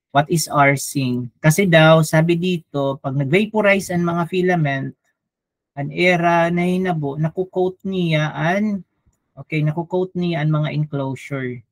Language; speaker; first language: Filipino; non-native, local second language; Waray